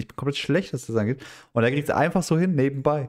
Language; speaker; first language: German; native; German